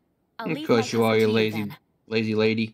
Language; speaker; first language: English; native; English